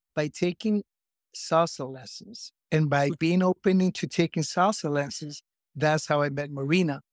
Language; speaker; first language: English; native; English